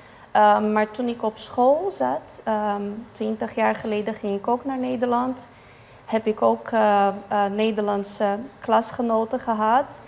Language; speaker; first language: Dutch; non-native, fluent; Portuguese